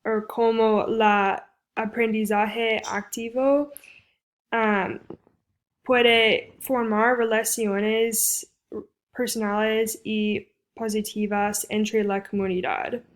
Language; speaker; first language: Spanish; non-native, fluent; English